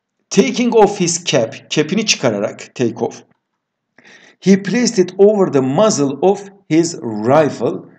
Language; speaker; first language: English; non-native, fluent; Turkish